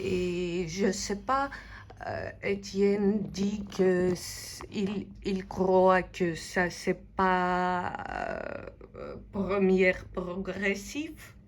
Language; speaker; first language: French; non-native, fluent; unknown